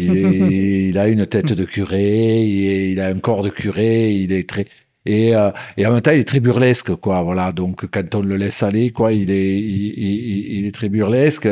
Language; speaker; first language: French; native; French